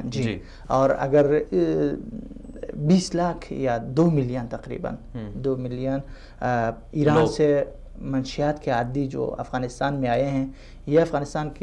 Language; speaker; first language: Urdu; non-native, fluent; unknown